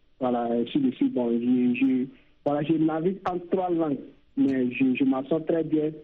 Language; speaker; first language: French; non-native, local second language; Dyula